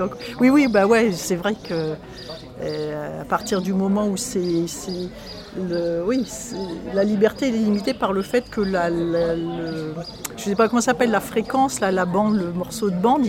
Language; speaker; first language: French; native; French